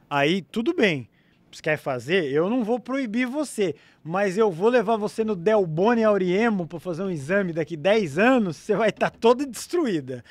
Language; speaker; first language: Portuguese; native; Portuguese